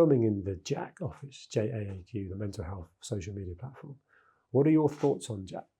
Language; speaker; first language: English; native; English